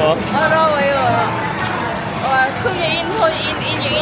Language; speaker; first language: Korean; non-native, learner; Lao